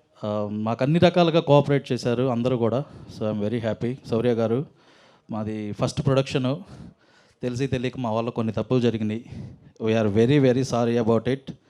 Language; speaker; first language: Telugu; native; Telugu